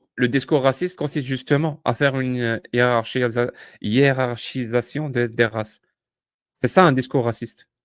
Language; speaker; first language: French; non-native, local second language; Kabyle